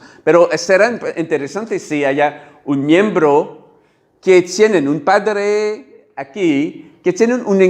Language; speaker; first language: Spanish; non-native, learner; French